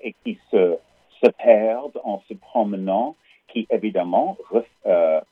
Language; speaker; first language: French; non-native, fluent; English